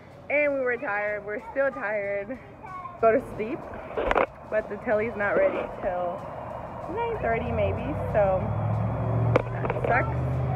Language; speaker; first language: English; early bilingual, other home language; Spanish